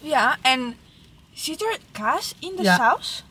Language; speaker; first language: Dutch; non-native, learner; Italian